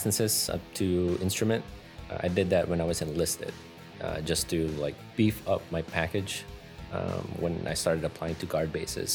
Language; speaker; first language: English; non-native, local second language; Filipino